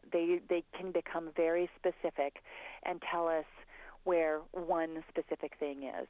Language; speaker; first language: English; native; English